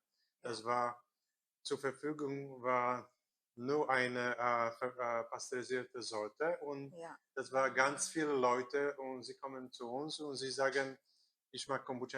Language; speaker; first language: German; non-native, learner; Korean